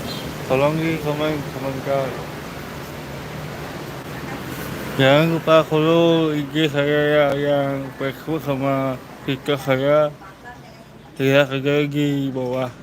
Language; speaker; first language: Indonesian; non-native, local second language; Balinese